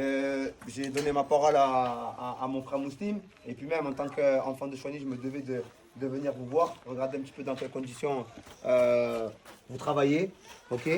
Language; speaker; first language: French; native; French